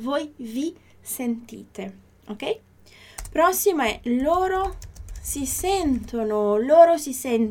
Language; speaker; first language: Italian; non-native, fluent; Portuguese